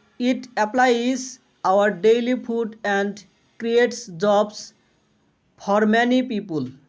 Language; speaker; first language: English; non-native, local second language; Bangla